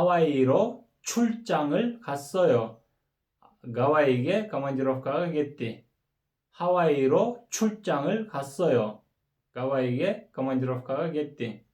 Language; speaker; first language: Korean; non-native, fluent; Kyrgyz